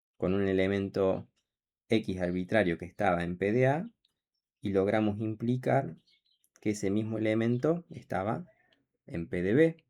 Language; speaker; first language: Spanish; native; Spanish